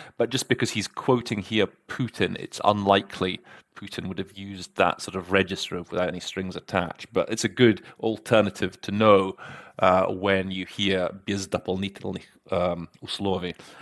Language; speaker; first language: English; native; English